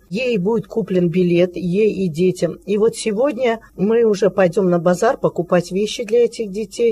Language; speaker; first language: Russian; non-native, local second language; Tajik